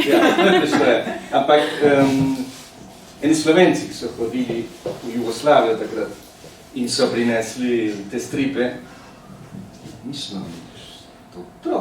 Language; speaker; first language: Slovenian; early bilingual, heritage; Slovenian